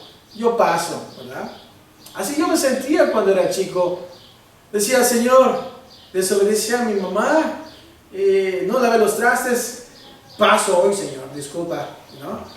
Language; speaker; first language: Spanish; early bilingual, heritage; Spanish